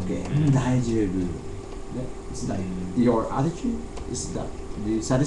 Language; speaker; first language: English; non-native, fluent; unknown